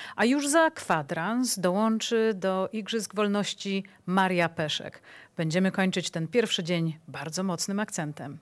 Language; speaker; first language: Polish; native; Polish